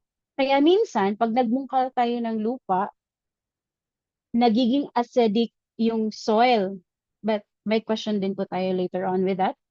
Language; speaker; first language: Filipino; native; Filipino